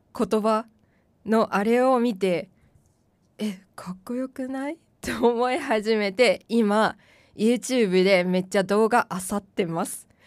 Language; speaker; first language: Japanese; non-native, fluent; Korean